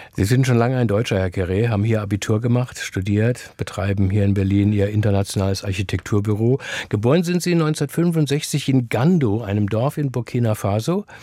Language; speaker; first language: German; native; German